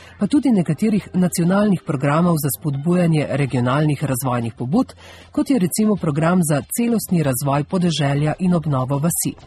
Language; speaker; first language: Slovenian; native; Slovenian